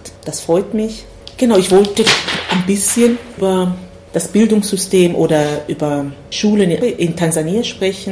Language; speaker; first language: German; non-native, fluent; Swahili